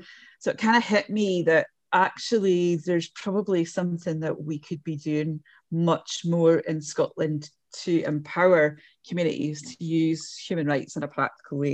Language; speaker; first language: English; native; English